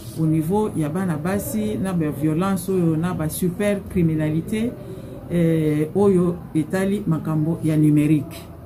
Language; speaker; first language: Lingala; non-native, local second language; Luba-Lulua